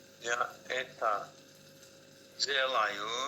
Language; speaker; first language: Russian; non-native, learner; Azerbaijani